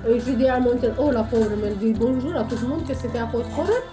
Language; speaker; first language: French; non-native, learner; Romanian